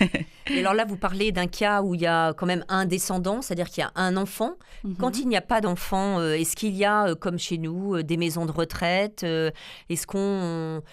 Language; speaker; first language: French; native; French